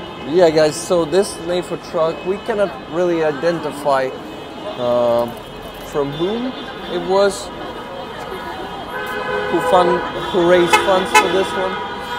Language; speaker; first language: English; non-native, fluent; Ukrainian